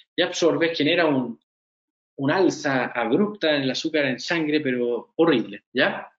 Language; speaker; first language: Spanish; native; Spanish